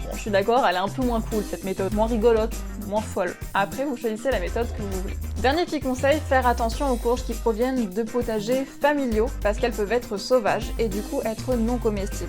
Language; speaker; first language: French; native; French